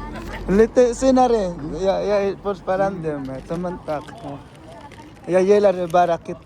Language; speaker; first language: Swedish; non-native, learner; Filipino